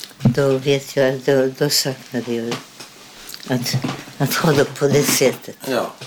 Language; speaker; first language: Swedish; non-native, fluent; Polish